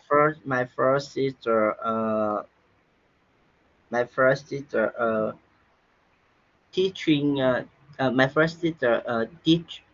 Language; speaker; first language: English; non-native, learner; Vietnamese